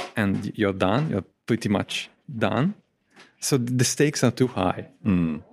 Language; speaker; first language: English; non-native, fluent; Italian